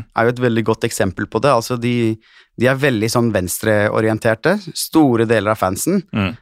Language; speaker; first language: Norwegian; early bilingual, other home language; Turkish